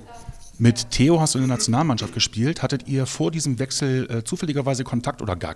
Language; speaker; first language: German; native; German